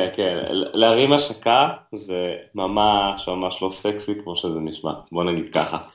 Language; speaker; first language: Hebrew; native; Hebrew